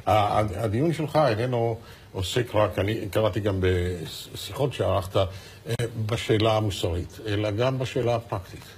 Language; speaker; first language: Hebrew; native; Hebrew